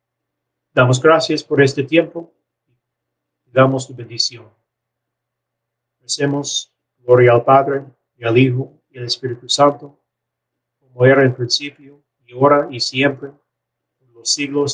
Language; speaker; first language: Spanish; non-native, learner; English